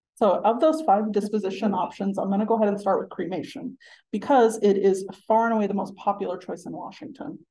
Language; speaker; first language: English; native; English